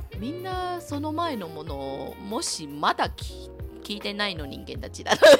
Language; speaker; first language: Japanese; non-native, fluent; Chinese